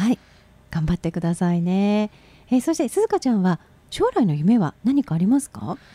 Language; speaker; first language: Japanese; native; Japanese